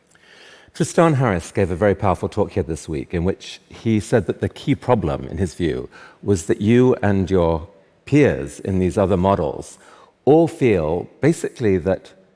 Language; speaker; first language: English; native; English